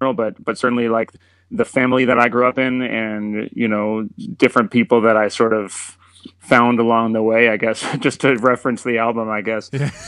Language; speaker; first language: English; native; English